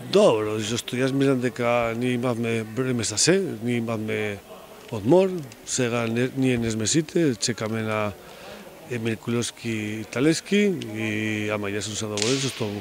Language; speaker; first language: Macedonian; non-native, learner; Spanish